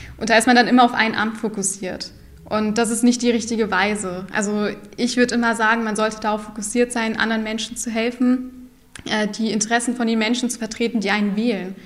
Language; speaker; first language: German; early bilingual, other home language; Urdu